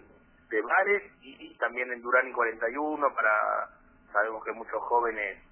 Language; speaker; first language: Spanish; native; Spanish